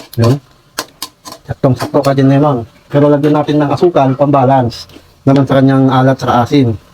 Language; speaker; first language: Filipino; non-native, local second language; Iloko